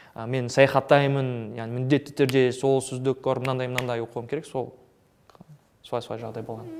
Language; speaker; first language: Kazakh; non-native, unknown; French